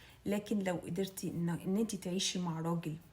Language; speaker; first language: Arabic; native; Arabic